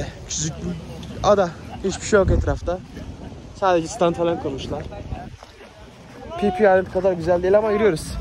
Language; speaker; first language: Turkish; native; Turkish